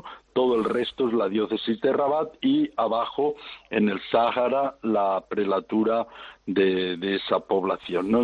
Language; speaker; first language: Spanish; native; Spanish